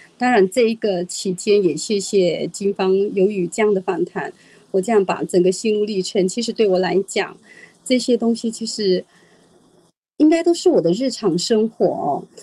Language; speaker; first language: Chinese; non-native, local second language; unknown